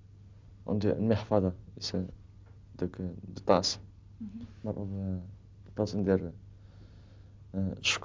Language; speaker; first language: Dutch; non-native, learner; Arabic